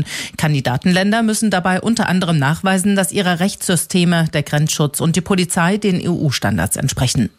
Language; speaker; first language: German; native; German